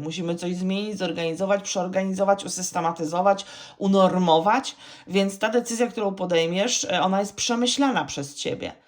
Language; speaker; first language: Polish; native; Polish